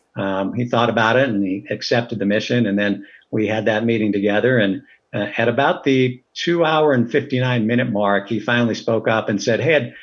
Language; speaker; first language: English; native; English